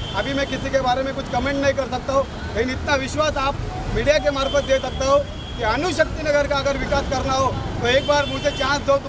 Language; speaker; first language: Hindi; native; Hindi